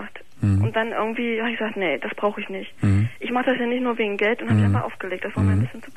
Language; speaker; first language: German; native; German